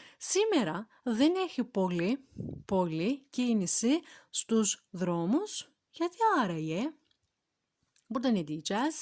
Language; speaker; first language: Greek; non-native, fluent; Turkish